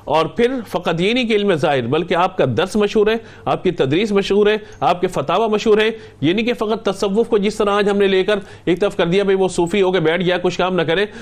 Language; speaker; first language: Urdu; native; Urdu